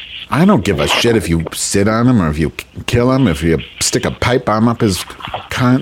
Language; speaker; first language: English; native; English